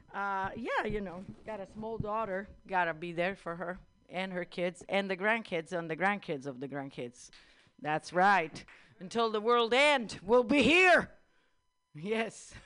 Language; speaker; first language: English; non-native, fluent; Italian